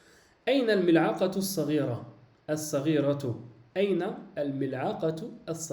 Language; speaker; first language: Arabic; non-native, fluent; French